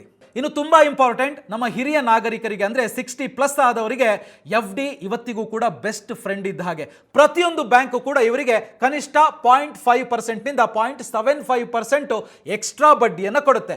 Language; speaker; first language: Kannada; native; Kannada